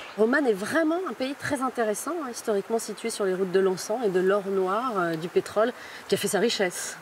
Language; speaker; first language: French; native; French